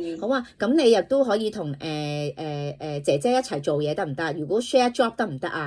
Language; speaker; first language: Cantonese; native; Cantonese